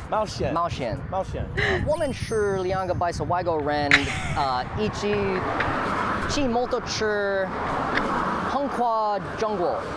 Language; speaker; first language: Chinese; non-native, learner; English